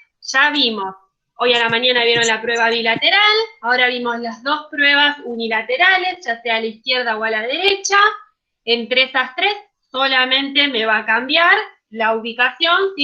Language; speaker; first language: Spanish; native; Spanish